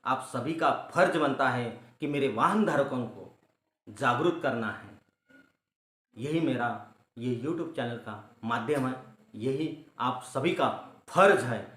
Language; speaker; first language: Hindi; non-native, local second language; Marathi